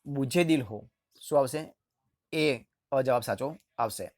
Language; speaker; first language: Hindi; non-native, local second language; Gujarati